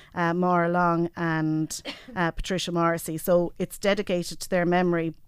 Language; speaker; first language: English; native; English